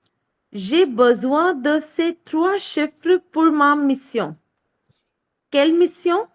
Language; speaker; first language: French; non-native, learner; Hindi